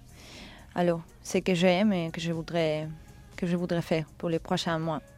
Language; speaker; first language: French; non-native, learner; Spanish